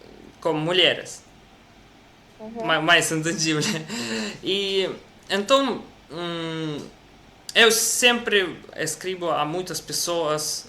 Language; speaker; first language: Portuguese; non-native, learner; Russian